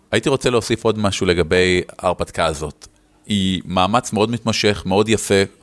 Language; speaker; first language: Hebrew; native; Hebrew